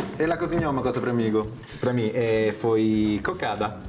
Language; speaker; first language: Portuguese; non-native, fluent; Italian